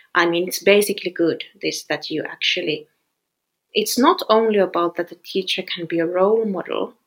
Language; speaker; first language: English; non-native, fluent; Finnish